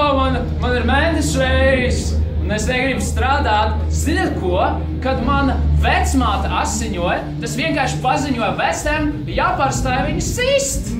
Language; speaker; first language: Latvian; non-native, local second language; Russian